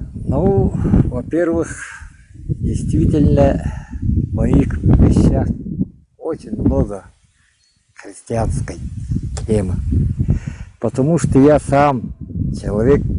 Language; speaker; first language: Russian; non-native, local second language; Yakut